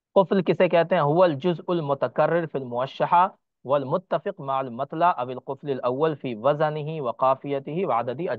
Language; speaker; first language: Hindi; native; Hindi